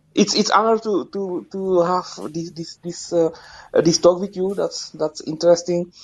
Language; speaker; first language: English; non-native, fluent; Czech